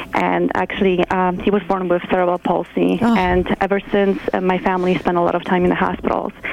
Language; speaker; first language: English; non-native, fluent; Polish